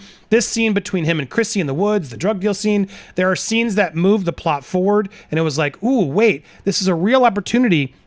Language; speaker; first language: English; native; English